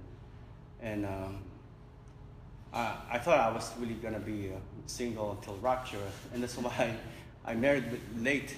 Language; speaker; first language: English; non-native, local second language; Filipino